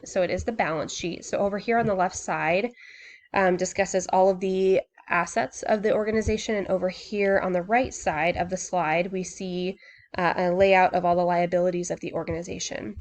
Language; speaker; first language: English; native; English